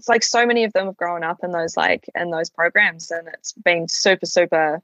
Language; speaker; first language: English; native; English